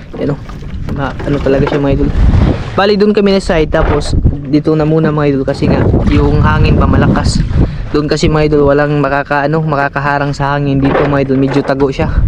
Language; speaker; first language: Filipino; native; Filipino